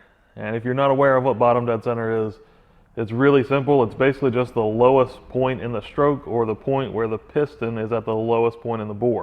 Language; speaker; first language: English; native; English